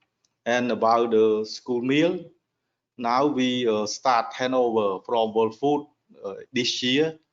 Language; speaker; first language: English; non-native, learner; Khmer